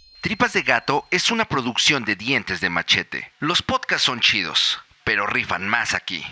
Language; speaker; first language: Spanish; native; Spanish